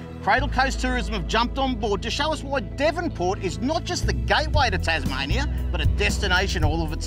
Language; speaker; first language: English; native; English